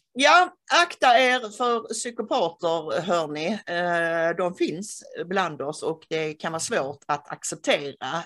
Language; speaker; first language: Swedish; native; Swedish